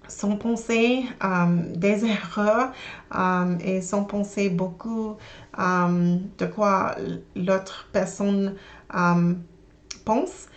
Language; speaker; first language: French; non-native, learner; English